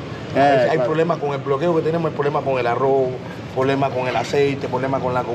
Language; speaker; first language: Spanish; native; Spanish